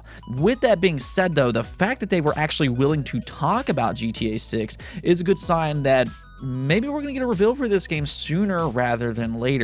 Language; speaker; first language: English; native; English